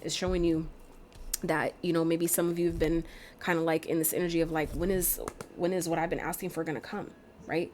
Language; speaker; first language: English; native; English